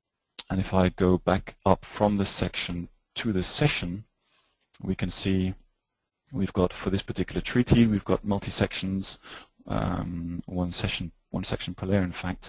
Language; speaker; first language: English; native; English